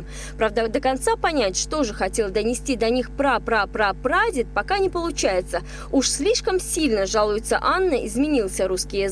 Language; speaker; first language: Russian; native; Russian